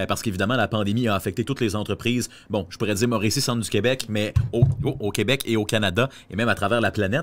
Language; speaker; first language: French; native; French